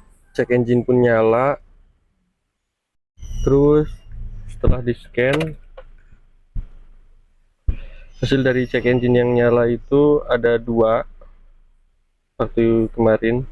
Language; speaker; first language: Indonesian; native; Indonesian